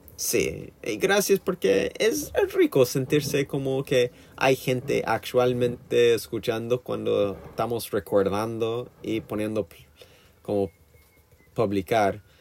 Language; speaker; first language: Spanish; non-native, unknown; English